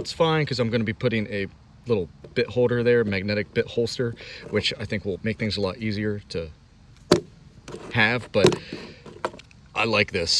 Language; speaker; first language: English; native; English